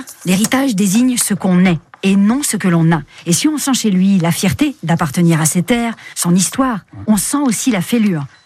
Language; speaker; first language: French; native; French